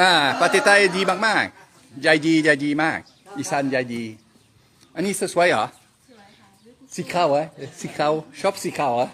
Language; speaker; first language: Thai; non-native, learner; French